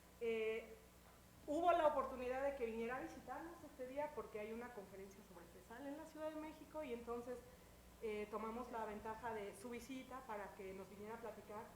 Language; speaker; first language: Spanish; native; Spanish